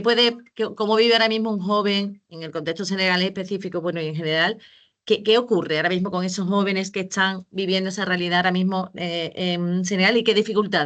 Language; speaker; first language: Spanish; native; Spanish